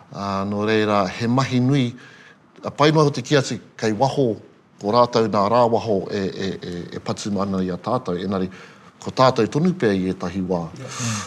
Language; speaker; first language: Māori; native; Māori